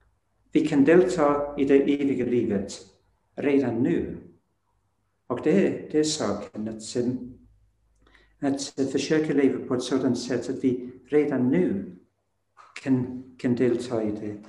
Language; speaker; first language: Swedish; non-native, fluent; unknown